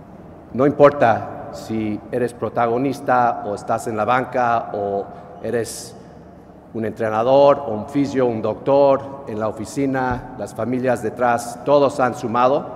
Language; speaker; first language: Spanish; non-native, fluent; English